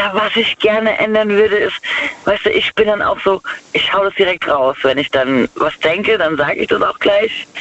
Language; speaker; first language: German; native; German